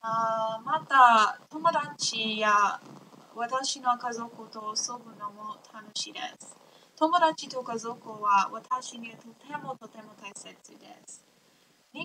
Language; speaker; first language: Japanese; non-native, learner; English